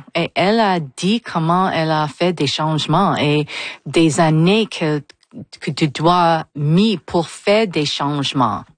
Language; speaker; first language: French; non-native, fluent; English